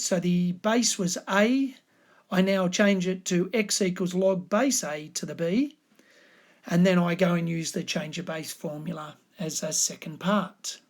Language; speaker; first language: English; native; English